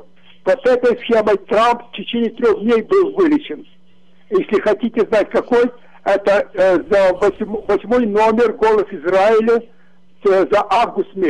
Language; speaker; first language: Russian; native; Russian